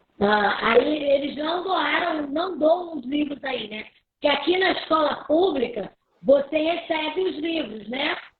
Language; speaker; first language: Portuguese; native; Portuguese